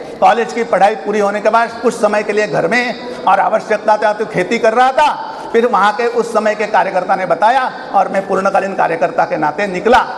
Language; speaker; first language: Hindi; non-native, local second language; Marathi